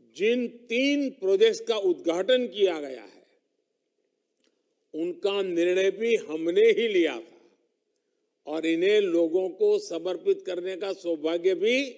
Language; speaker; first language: Hindi; non-native, local second language; Gujarati